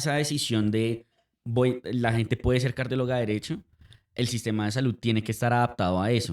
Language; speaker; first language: Spanish; native; Spanish